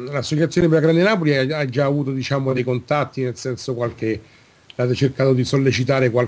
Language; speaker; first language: Italian; native; Italian